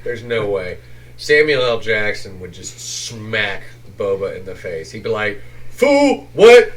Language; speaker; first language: English; native; English